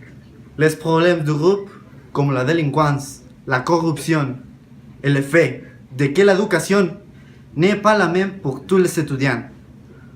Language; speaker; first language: French; non-native, learner; Spanish